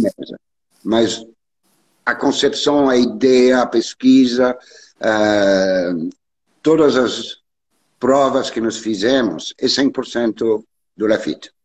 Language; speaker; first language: Portuguese; non-native, learner; French